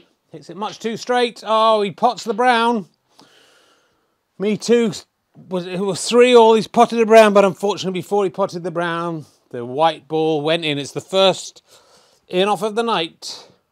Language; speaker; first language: English; native; English